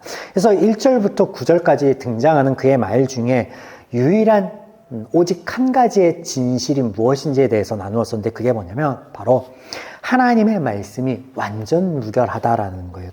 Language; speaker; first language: Korean; native; Korean